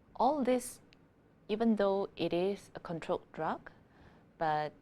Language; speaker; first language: English; non-native, local second language; Malay